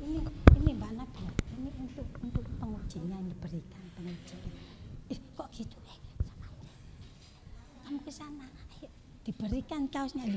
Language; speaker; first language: Indonesian; native; Indonesian